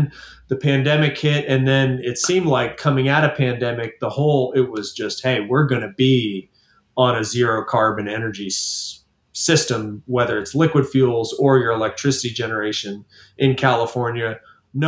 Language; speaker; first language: English; native; English